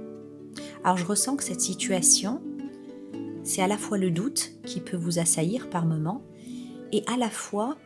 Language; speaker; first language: French; native; French